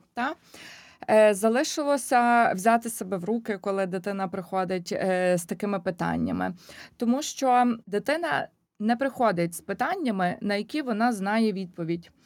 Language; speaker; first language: Ukrainian; native; Ukrainian